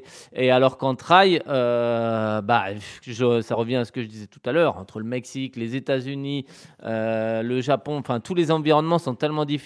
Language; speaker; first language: French; native; French